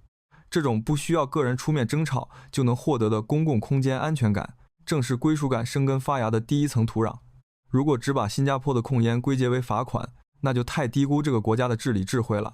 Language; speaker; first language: Chinese; native; Chinese